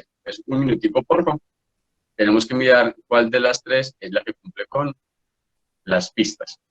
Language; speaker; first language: Spanish; native; Spanish